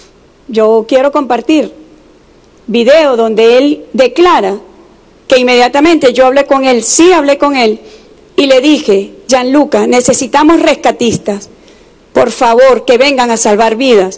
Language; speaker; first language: Spanish; native; Spanish